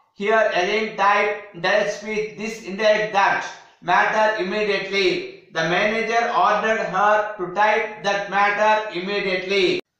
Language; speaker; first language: English; non-native, local second language; Telugu